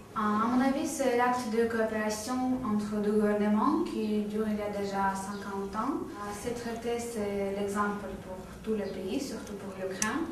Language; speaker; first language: French; non-native, fluent; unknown